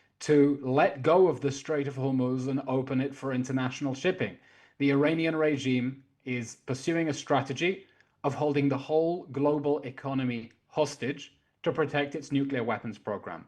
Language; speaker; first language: English; native; English